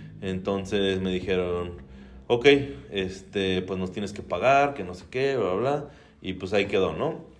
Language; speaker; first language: Spanish; native; Spanish